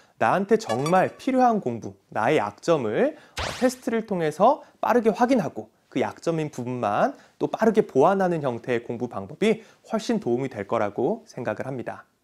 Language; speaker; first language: Korean; native; Korean